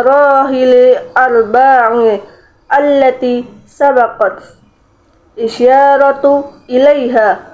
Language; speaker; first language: Arabic; non-native, learner; Indonesian